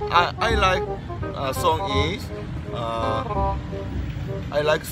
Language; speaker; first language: English; non-native, learner; Korean